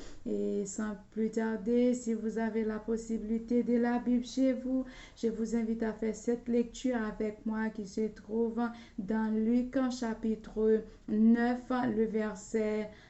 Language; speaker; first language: French; non-native, local second language; Haitian Creole